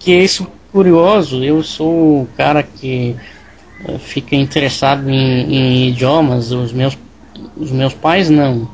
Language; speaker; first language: Portuguese; non-native, learner; English